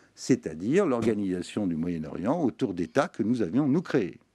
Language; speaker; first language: French; native; French